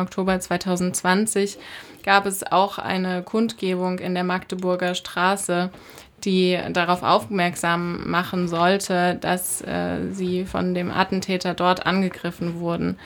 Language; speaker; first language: German; native; German